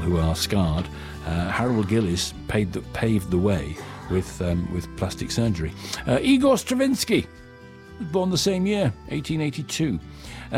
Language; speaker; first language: English; native; English